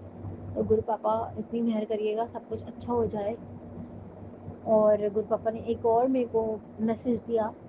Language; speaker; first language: Hindi; native; Hindi